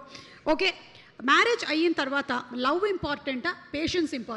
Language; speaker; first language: Telugu; native; Telugu